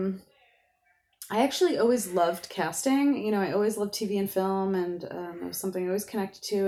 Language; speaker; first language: English; native; English